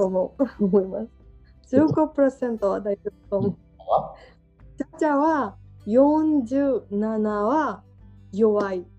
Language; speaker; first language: Japanese; non-native, learner; Georgian